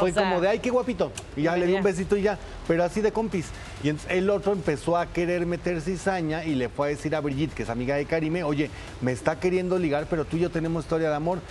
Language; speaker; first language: Spanish; native; Spanish